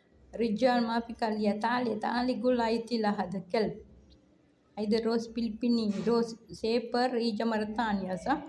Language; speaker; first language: Arabic; non-native, learner; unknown